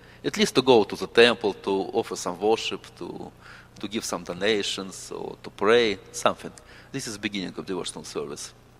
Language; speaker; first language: English; non-native, fluent; Russian